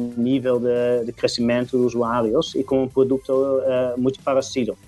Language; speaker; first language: Portuguese; non-native, fluent; Dutch